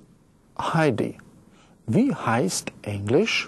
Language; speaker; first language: German; non-native, fluent; Russian